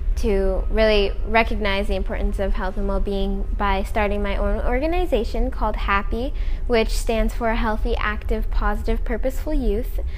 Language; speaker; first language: English; native; English